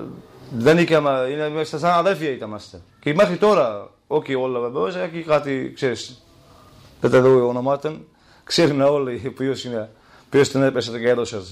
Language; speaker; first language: Greek; non-native, learner; Kurdish